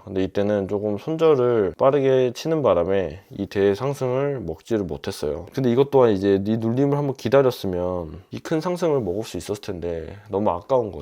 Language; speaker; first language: Korean; native; Korean